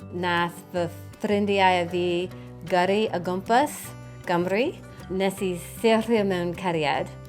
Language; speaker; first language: Welsh; non-native, learner; English